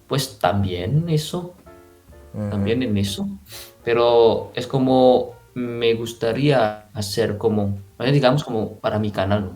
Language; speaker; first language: Spanish; non-native, fluent; Indonesian